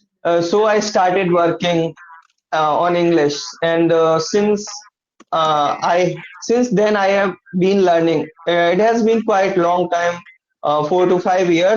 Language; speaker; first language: English; non-native, learner; Hindi